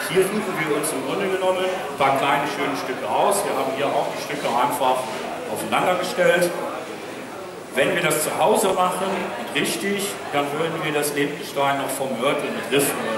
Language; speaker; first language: German; native; German